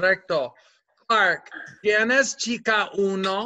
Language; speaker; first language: Spanish; non-native, fluent; English